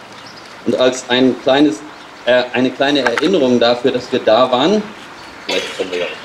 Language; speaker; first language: German; native; German